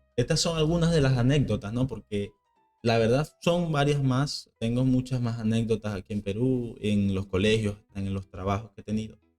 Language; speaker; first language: Spanish; native; Spanish